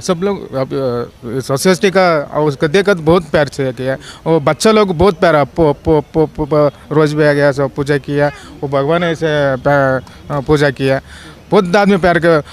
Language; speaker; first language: Hindi; non-native, local second language; Kannada